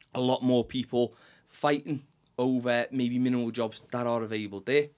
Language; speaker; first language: English; native; English